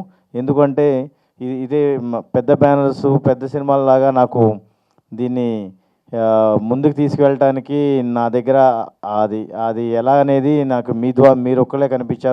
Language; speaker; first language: Telugu; native; Telugu